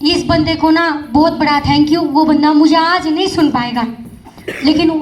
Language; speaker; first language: Hindi; non-native, local second language; Marathi